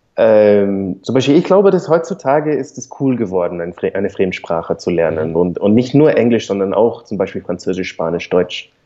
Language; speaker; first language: German; non-native, fluent; English